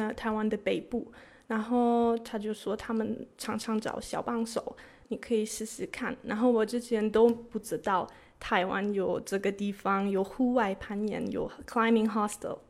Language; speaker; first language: Chinese; non-native, fluent; German